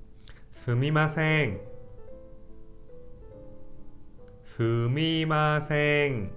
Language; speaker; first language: Japanese; non-native, fluent; Korean